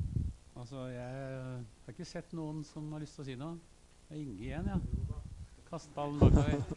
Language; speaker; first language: Norwegian; native; Norwegian